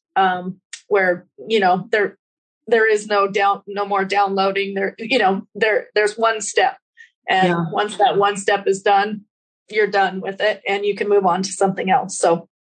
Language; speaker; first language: English; native; English